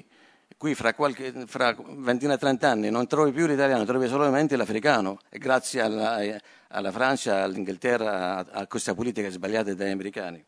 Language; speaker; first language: Italian; non-native, fluent; Arabic